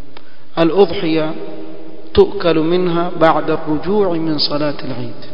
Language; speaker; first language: Arabic; non-native, fluent; Swahili